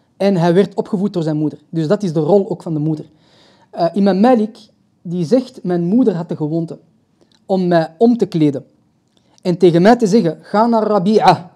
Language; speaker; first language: Dutch; early bilingual, other home language; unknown